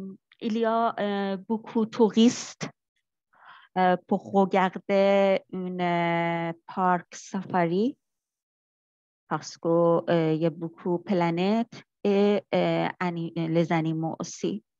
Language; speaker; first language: French; non-native, learner; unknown